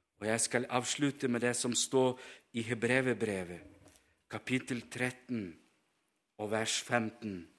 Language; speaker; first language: Norwegian; non-native, fluent; Ukrainian